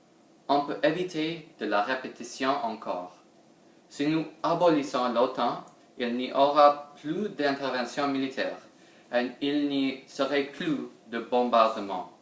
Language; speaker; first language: French; non-native, learner; English